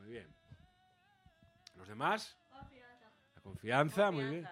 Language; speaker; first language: Spanish; native; Spanish